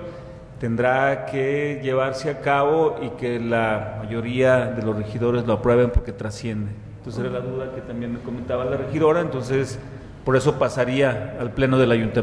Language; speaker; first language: Spanish; native; Spanish